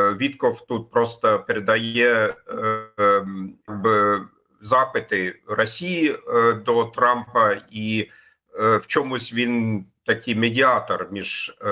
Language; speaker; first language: Ukrainian; non-native, fluent; German